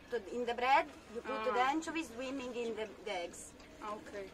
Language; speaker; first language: English; non-native, fluent; Italian